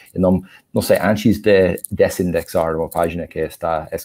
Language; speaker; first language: Portuguese; non-native, learner; English